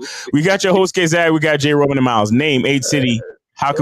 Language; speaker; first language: English; native; English